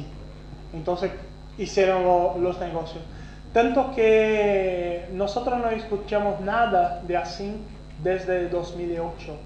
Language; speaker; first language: Spanish; non-native, fluent; Portuguese